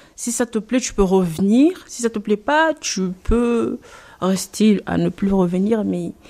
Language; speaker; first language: French; non-native, local second language; Comorian